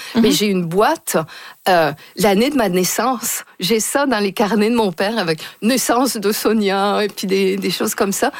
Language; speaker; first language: French; native; French